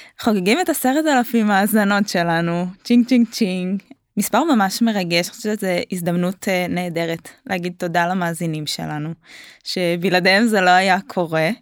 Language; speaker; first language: Hebrew; native; Hebrew